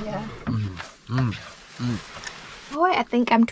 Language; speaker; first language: English; non-native, learner; Thai